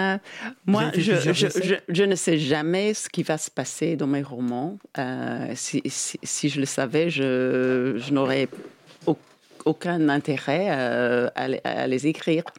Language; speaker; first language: French; non-native, fluent; English